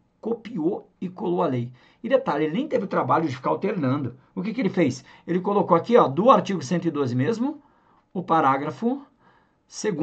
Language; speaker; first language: Portuguese; native; Portuguese